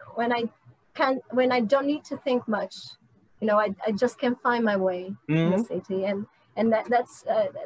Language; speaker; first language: English; non-native, fluent; Portuguese